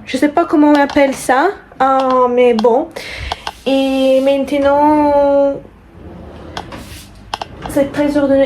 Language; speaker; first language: French; non-native, fluent; Italian